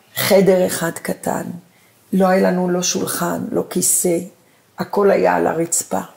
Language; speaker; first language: Hebrew; early bilingual, other home language; Arabic